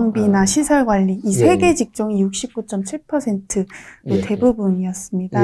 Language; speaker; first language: Korean; native; Korean